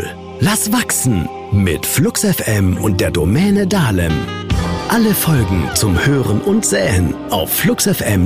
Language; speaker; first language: German; native; German